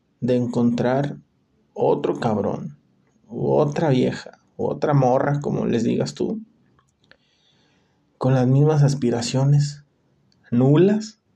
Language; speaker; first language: Spanish; native; Spanish